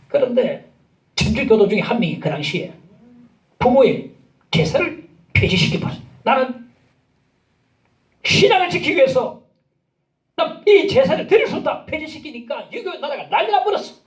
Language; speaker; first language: Korean; native; Korean